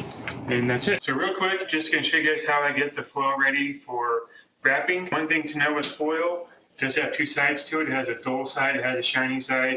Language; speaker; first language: English; native; English